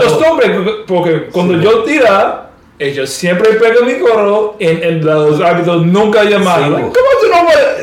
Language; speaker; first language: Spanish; non-native, learner; English